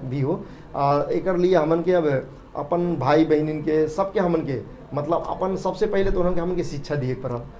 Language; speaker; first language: Bhojpuri; non-native, local second language; Dangaura Tharu